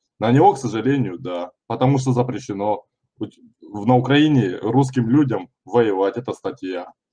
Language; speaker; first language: Russian; native; Russian